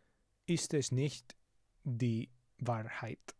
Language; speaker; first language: German; non-native, learner; Spanish